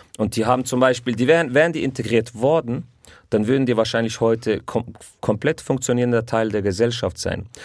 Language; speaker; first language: German; early bilingual, other home language; Arabic